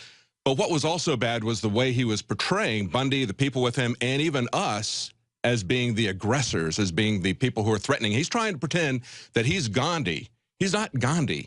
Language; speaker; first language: English; native; English